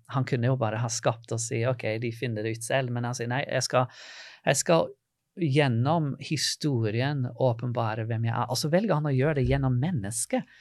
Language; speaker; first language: Norwegian; non-native, fluent; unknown